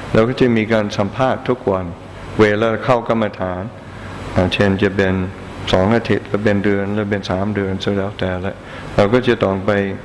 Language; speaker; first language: Thai; non-native, fluent; English